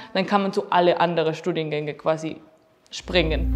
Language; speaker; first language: German; non-native, fluent; Spanish